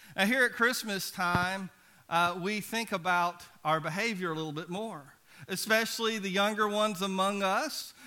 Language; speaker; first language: English; native; English